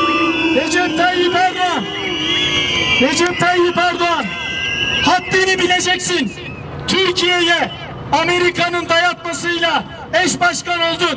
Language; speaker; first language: Turkish; native; Turkish